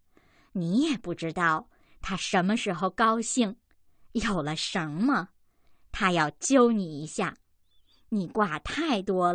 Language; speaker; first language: Chinese; native; Chinese